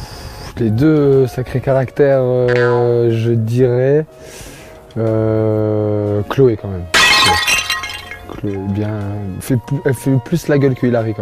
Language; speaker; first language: French; native; French